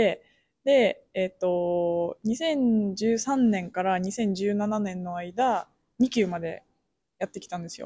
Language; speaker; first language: Japanese; non-native, fluent; Belarusian